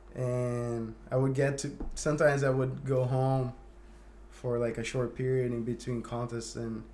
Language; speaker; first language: English; non-native, fluent; Portuguese